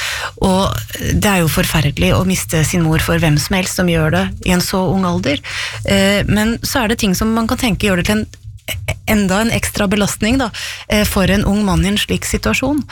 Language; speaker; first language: Norwegian; native; Norwegian